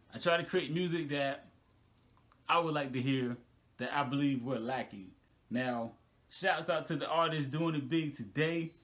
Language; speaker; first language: English; native; English